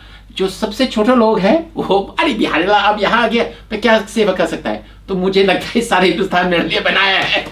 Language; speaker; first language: Hindi; non-native, fluent; English